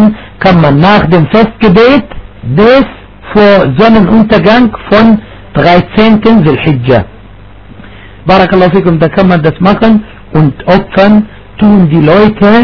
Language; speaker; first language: German; non-native, fluent; Arabic